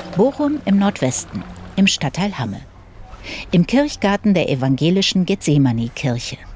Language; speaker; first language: German; native; German